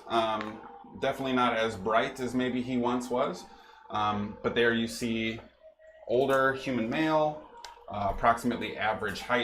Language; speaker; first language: English; native; English